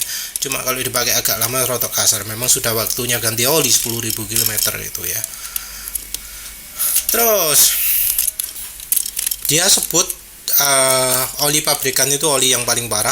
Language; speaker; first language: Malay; non-native, local second language; Javanese